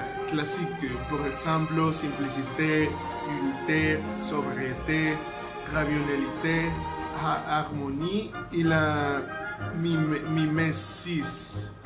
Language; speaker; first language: French; non-native, learner; Spanish